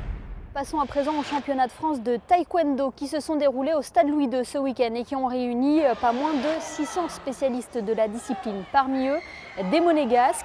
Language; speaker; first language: French; native; French